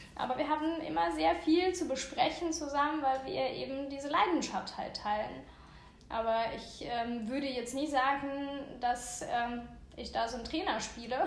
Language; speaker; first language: German; non-native, fluent; Russian